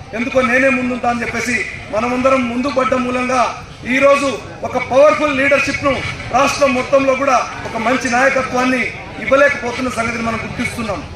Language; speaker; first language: Telugu; non-native, local second language; Lambadi